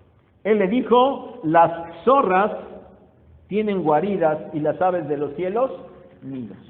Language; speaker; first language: Spanish; native; Spanish